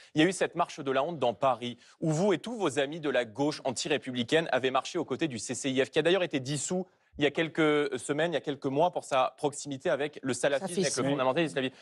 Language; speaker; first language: French; native; French